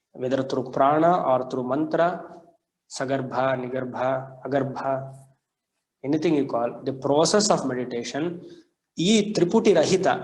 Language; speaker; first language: English; non-native, local second language; Kannada